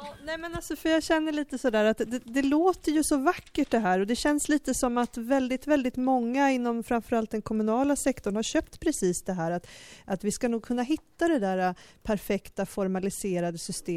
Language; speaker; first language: Swedish; native; Swedish